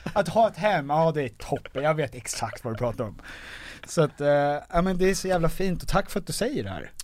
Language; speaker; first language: Swedish; native; Swedish